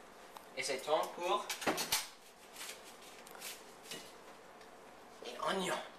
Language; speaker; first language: French; non-native, learner; English